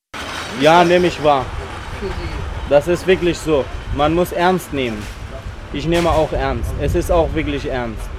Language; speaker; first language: German; non-native, learner; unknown